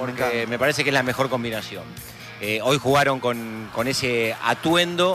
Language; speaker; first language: Spanish; native; Spanish